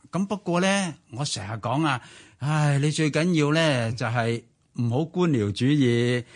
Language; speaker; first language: Cantonese; native; Cantonese